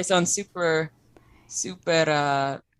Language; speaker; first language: Spanish; non-native, fluent; English